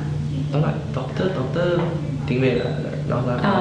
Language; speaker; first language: Vietnamese; non-native, learner; Chinese